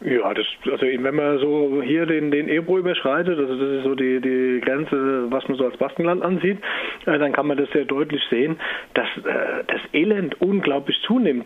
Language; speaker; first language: German; native; German